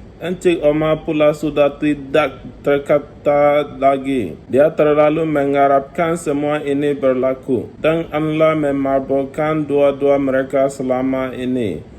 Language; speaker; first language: Malay; non-native, learner; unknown